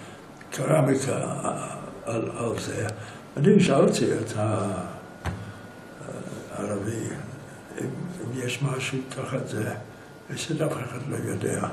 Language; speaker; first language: Hebrew; non-native, fluent; English